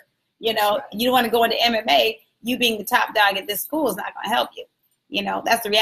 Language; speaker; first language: English; native; English